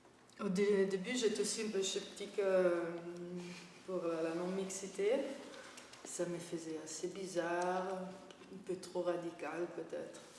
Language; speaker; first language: French; non-native, fluent; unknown